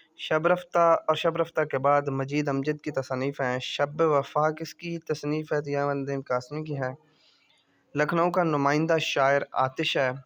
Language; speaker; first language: Urdu; native; Urdu